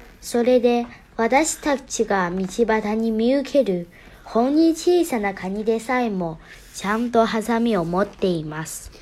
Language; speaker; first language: Japanese; non-native, learner; Chinese